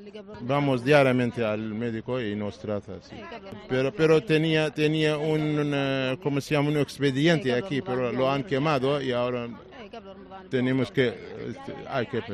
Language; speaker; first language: Spanish; non-native, fluent; Arabic